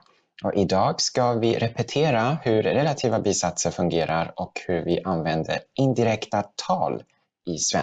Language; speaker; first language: Swedish; non-native, fluent; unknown